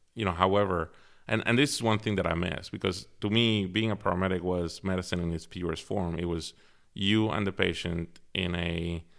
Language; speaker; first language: English; early bilingual, other home language; Spanish